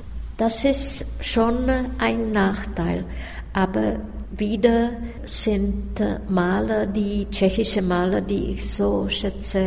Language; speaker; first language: German; non-native, fluent; Czech